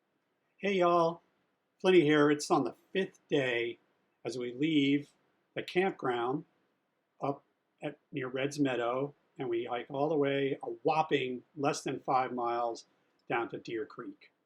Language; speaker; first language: English; native; English